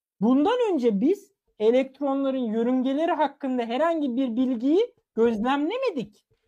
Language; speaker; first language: Turkish; early bilingual, other home language; German